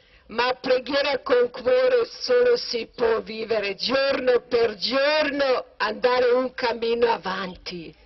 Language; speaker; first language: Italian; non-native, learner; Croatian